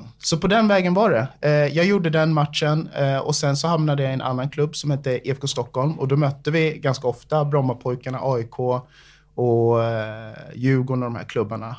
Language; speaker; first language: Swedish; early bilingual, other home language; English